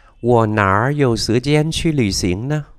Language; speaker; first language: Chinese; non-native, fluent; Vietnamese